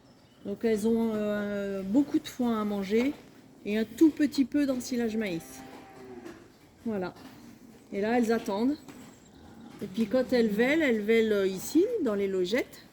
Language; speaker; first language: French; native; French